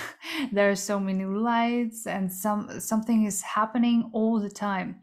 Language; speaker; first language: English; early bilingual, other home language; Korean